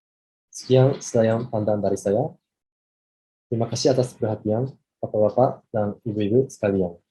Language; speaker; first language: Indonesian; non-native, fluent; Japanese